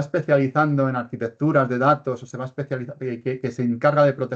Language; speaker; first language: Spanish; native; Spanish